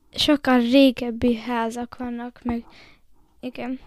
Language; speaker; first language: Hungarian; early bilingual, heritage; Hungarian